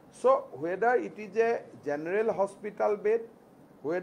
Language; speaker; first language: English; non-native, local second language; Assamese